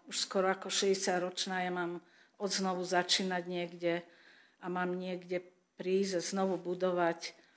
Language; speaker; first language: Slovak; non-native, local second language; German